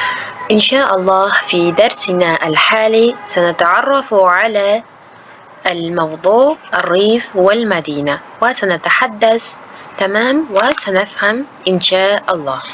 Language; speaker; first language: Arabic; non-native, fluent; Uzbek